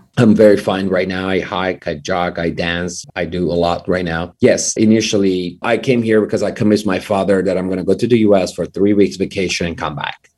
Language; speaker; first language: English; non-native, fluent; Persian